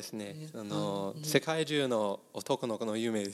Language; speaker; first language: Japanese; non-native, learner; English